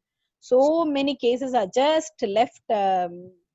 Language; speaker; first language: English; non-native, local second language; Tamil